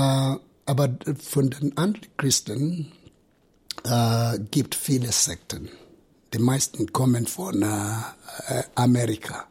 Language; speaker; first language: German; non-native, fluent; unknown